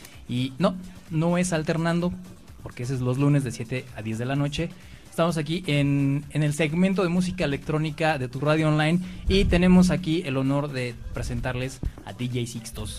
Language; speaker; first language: Spanish; native; Spanish